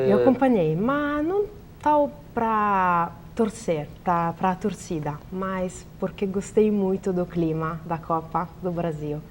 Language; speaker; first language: Portuguese; non-native, learner; Italian